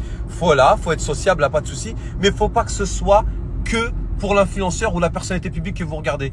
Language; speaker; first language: French; native; French